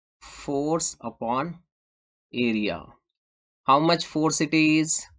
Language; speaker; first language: English; non-native, local second language; Urdu